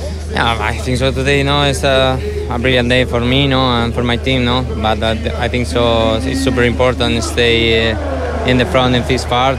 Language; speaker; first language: English; non-native, learner; Spanish